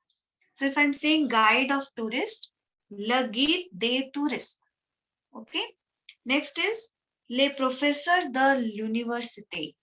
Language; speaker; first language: French; non-native, fluent; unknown